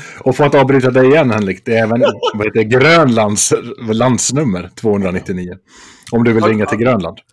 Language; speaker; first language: Swedish; native; Swedish